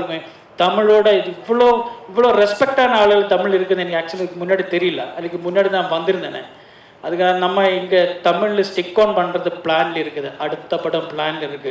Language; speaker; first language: Tamil; non-native, learner; Malayalam